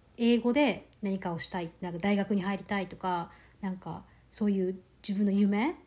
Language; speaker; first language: Japanese; native; Japanese